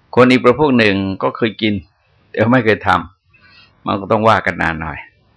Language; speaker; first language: Thai; native; Thai